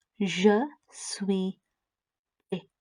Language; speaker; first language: French; non-native, learner; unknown